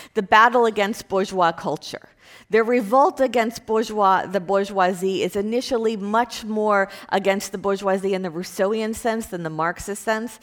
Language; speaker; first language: English; native; English